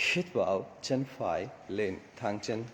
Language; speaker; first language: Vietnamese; non-native, learner; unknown